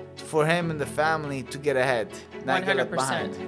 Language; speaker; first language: English; early bilingual, other home language; Italian